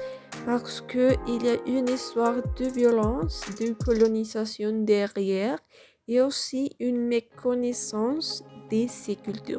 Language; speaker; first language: French; non-native, fluent; Spanish